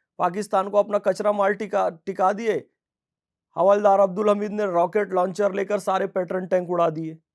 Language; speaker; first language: Hindi; native; Hindi